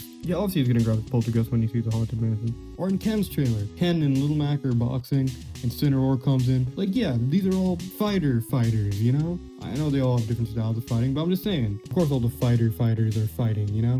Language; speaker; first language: English; native; English